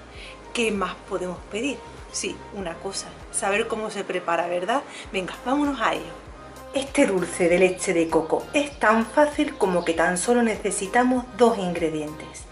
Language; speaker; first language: Spanish; native; Spanish